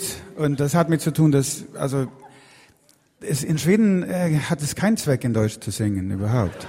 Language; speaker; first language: German; non-native, fluent; Swedish